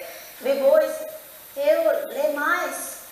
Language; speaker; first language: Portuguese; non-native, learner; Chinese